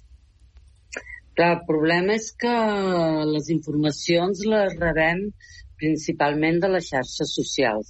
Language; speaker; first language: Catalan; native; Catalan